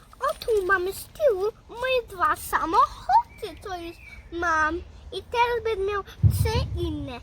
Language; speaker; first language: Polish; early bilingual, heritage; Polish